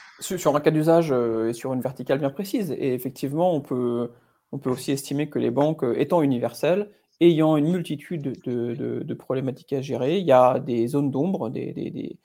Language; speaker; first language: French; native; French